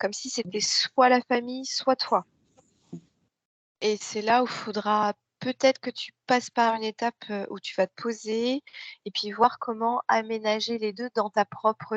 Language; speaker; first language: French; native; French